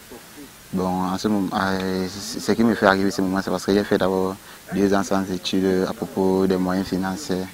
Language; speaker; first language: French; non-native, local second language; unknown